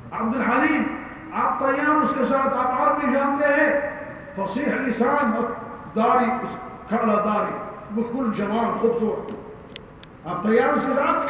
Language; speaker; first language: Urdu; non-native, learner; Arabic